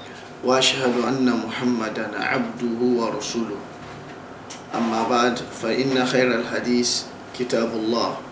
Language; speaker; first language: Arabic; non-native, fluent; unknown